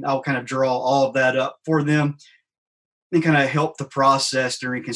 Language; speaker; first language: English; native; English